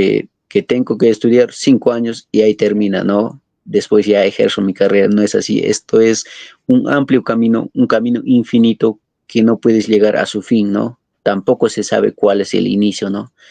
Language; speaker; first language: Spanish; non-native, local second language; Quechua